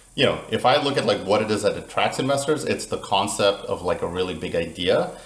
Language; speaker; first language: English; native; English